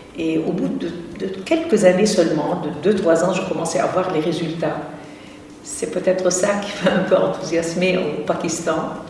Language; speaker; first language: French; non-native, local second language; Arabic